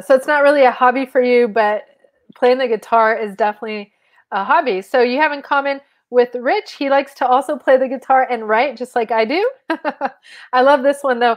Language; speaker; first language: English; non-native, fluent; Spanish